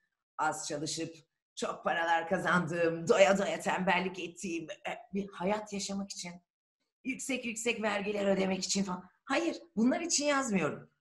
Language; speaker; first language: Turkish; native; Turkish